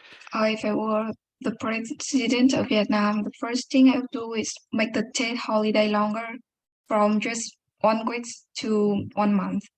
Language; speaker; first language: English; non-native, learner; Vietnamese